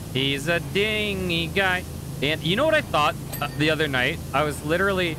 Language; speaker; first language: English; native; English